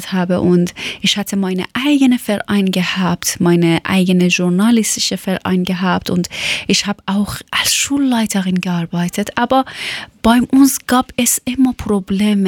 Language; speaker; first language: German; non-native, learner; Persian